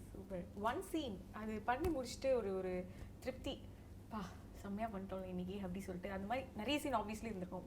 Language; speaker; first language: Tamil; native; Tamil